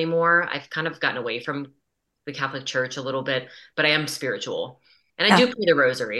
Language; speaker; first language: English; native; English